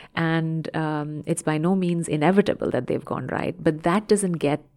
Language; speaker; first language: English; non-native, local second language; Hindi